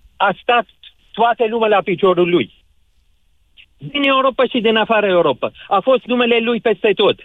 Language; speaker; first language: Romanian; non-native, fluent; Arabic